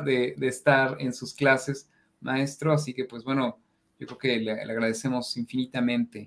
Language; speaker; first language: Spanish; native; Spanish